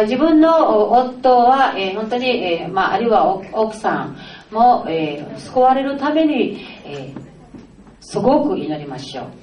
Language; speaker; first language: Japanese; non-native, fluent; Filipino